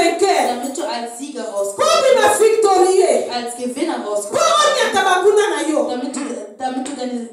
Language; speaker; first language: German; non-native, fluent; Lingala